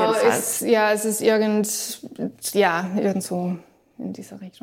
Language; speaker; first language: German; non-native, learner; English